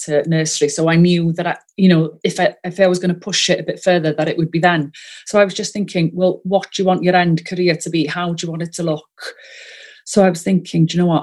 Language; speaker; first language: English; non-native, local second language; Welsh